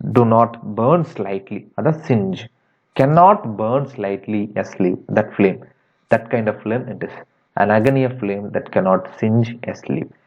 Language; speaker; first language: English; non-native, local second language; Tamil